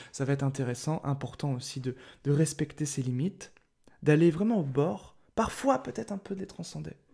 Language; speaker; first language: French; native; French